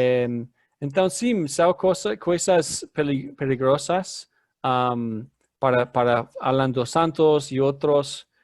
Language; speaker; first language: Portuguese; non-native, learner; English